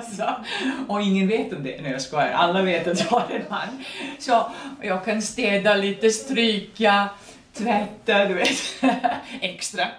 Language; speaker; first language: Swedish; non-native, fluent; Serbian